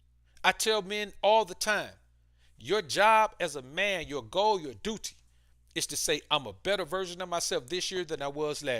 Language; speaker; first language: English; native; English